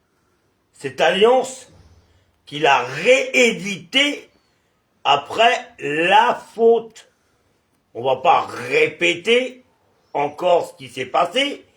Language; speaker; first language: French; native; French